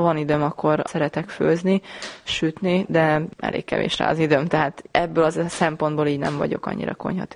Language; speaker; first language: Hungarian; native; Hungarian